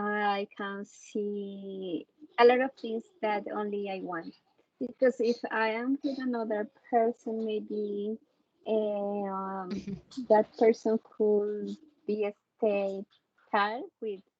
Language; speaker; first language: English; non-native, learner; Spanish